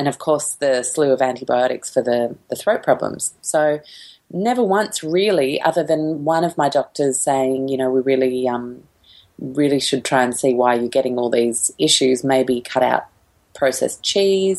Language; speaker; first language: English; native; English